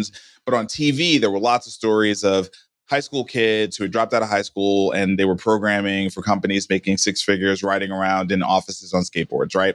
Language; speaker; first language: English; native; English